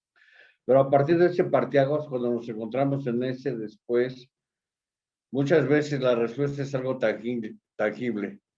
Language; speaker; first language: Spanish; native; Spanish